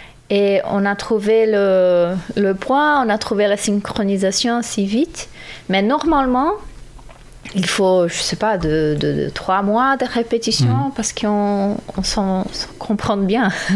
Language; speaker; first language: French; non-native, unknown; Portuguese